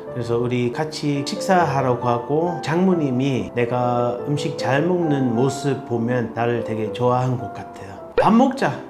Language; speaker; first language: Korean; non-native, fluent; English